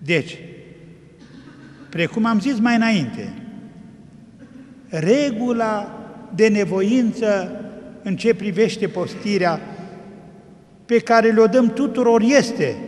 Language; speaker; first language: Romanian; native; Romanian